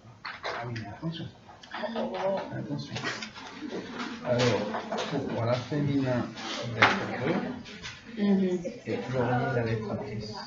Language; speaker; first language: French; non-native, fluent; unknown